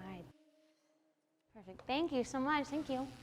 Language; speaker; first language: English; native; English